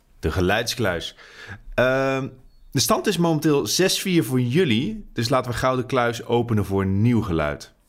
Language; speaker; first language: Dutch; native; Dutch